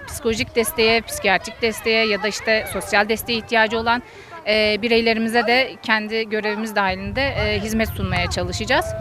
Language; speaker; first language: Turkish; native; Turkish